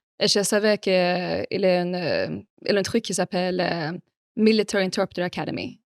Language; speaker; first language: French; non-native, fluent; Swedish